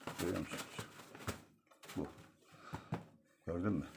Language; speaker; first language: Turkish; native; Turkish